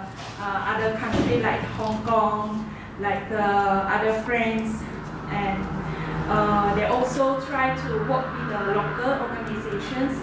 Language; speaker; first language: English; non-native, learner; Indonesian